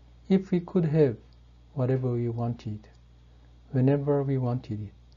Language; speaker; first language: English; non-native, fluent; Korean